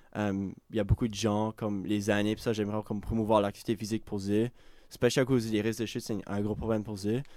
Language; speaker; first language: French; native; French